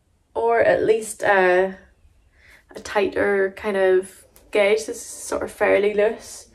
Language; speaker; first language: English; native; English